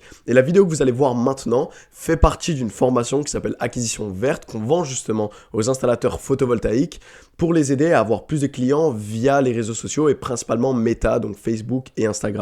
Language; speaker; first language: French; native; French